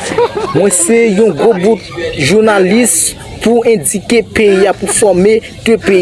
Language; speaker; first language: French; non-native, learner; Haitian Creole